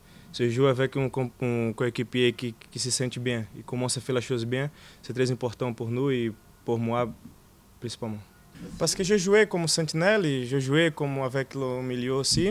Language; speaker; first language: French; non-native, learner; Portuguese